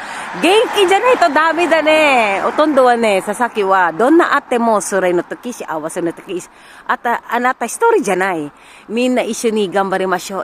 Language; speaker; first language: Japanese; non-native, learner; Filipino